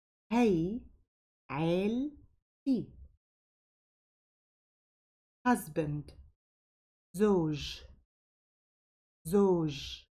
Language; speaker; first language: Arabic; native; Arabic